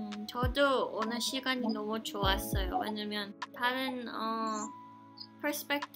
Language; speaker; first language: Korean; early bilingual, heritage; English